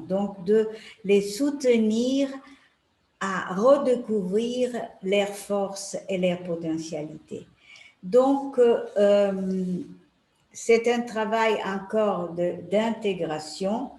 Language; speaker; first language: French; non-native, fluent; Italian